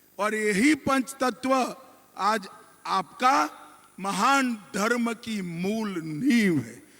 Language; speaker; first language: Hindi; non-native, local second language; Gujarati